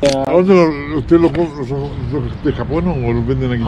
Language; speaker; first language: Spanish; native; Spanish